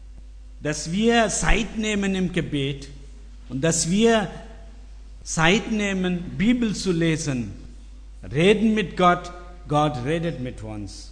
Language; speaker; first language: German; non-native, learner; Tamil